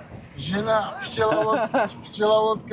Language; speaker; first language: Russian; non-native, local second language; Uzbek